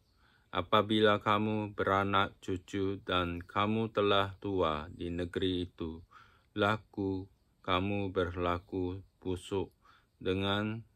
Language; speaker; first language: Indonesian; non-native, fluent; Japanese